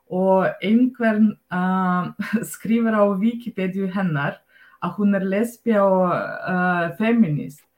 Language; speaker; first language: Icelandic; non-native, fluent; Russian